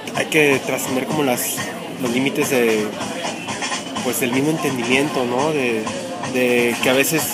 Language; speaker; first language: Spanish; native; Spanish